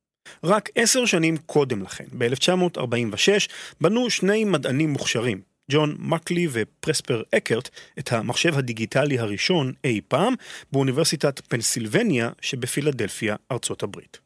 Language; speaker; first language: Hebrew; native; Hebrew